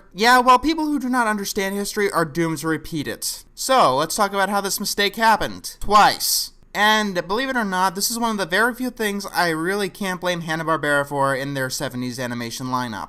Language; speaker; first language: English; native; English